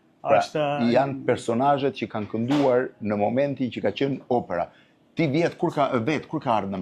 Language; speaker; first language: Albanian; native; Albanian